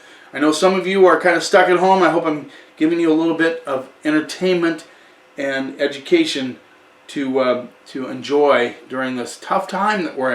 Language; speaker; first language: English; native; English